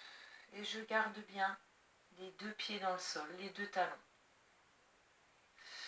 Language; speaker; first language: French; native; French